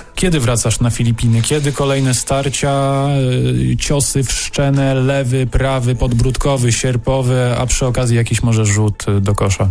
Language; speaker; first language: Polish; native; Polish